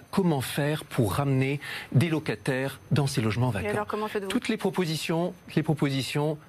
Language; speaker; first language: French; native; French